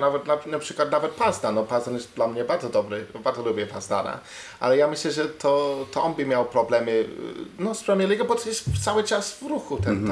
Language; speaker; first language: Polish; non-native, learner; English